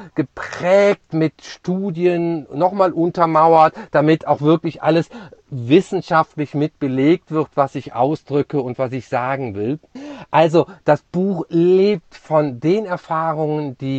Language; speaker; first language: German; native; German